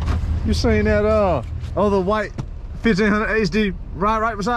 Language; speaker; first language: English; native; English